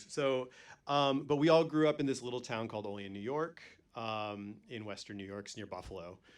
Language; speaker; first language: English; native; English